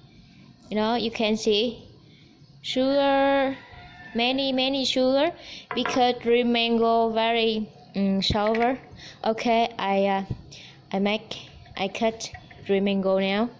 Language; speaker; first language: English; non-native, learner; Vietnamese